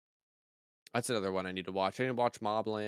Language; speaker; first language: English; native; English